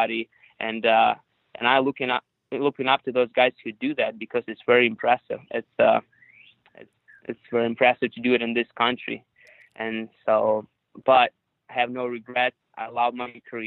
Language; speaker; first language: English; non-native, fluent; Ukrainian